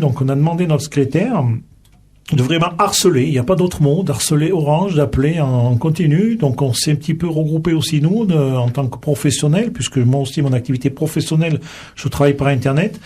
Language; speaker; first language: French; native; French